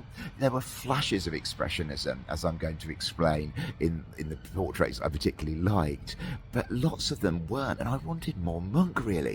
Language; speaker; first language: English; native; English